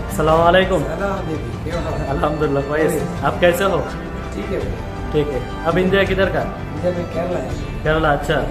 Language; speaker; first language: Hindi; non-native, learner; Bangla